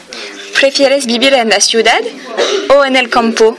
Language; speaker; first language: Spanish; non-native, learner; French